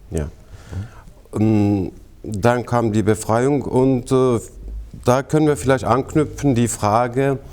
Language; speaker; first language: German; non-native, fluent; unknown